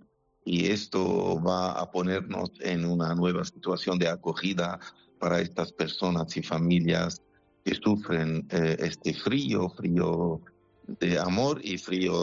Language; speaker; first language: Spanish; non-native, fluent; Arabic